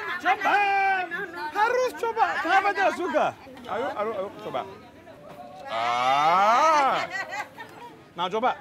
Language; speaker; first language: Indonesian; non-native, learner; English